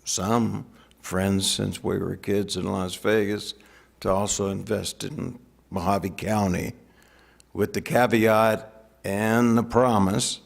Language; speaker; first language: English; native; English